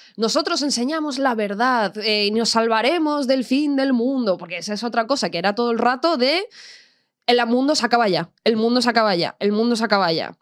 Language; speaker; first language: Spanish; early bilingual, other home language; Russian